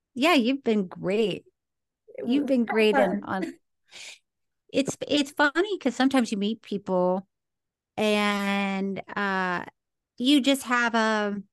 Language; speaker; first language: English; native; English